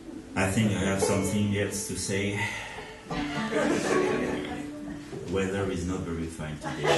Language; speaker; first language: English; non-native, learner; French